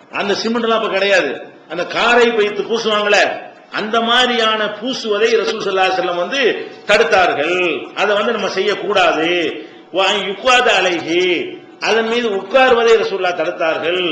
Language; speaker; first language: Tamil; native; Tamil